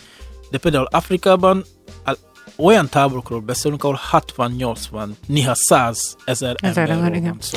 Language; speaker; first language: Hungarian; non-native, fluent; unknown